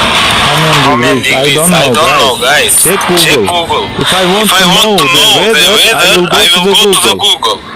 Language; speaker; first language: English; non-native, learner; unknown